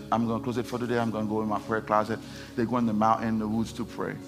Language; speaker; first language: English; non-native, fluent; Haitian Creole